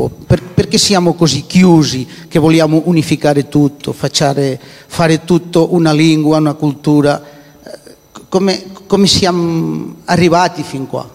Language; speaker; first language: Italian; non-native, fluent; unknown